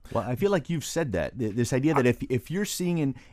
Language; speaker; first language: English; early bilingual, other home language; Spanish